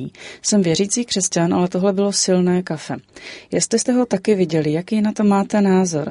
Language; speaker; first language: Czech; native; Czech